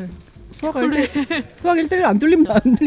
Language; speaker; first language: Korean; native; Korean